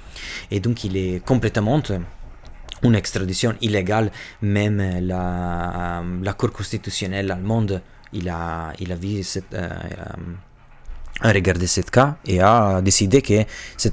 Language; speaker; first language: French; non-native, fluent; Albanian